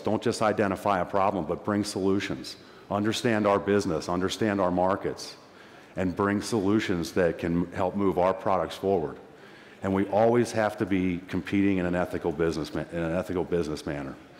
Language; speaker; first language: English; native; English